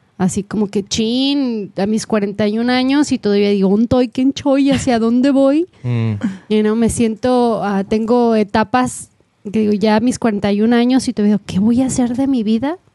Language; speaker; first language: Spanish; native; Spanish